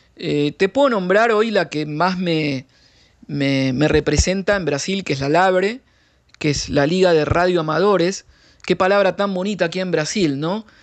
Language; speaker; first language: Spanish; native; Spanish